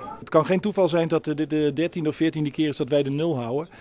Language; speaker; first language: Dutch; native; Dutch